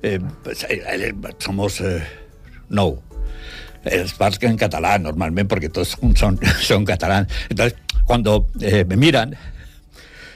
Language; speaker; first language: Catalan; non-native, local second language; Spanish